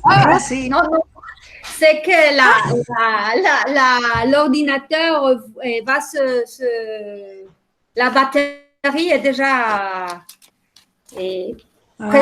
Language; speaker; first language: French; non-native, fluent; Spanish